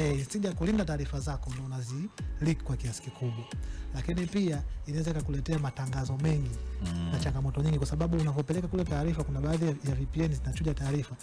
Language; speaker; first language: Swahili; native; Swahili